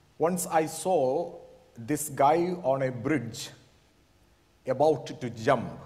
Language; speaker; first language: English; non-native, local second language; Malayalam